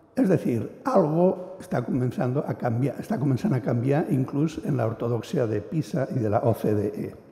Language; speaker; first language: Spanish; non-native, local second language; Catalan